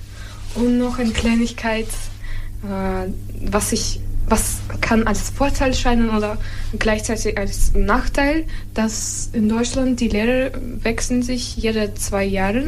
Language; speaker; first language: German; non-native, fluent; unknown